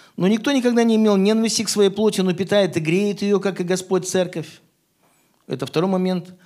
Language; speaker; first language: Russian; native; Russian